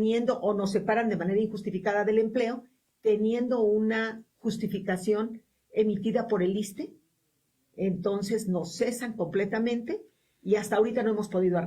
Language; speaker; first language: Spanish; native; Spanish